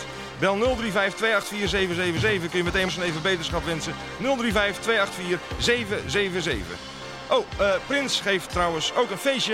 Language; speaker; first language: Dutch; native; Dutch